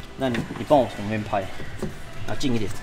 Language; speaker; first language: Chinese; native; Chinese